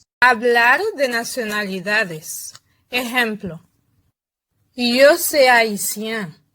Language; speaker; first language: Spanish; non-native, fluent; Haitian Creole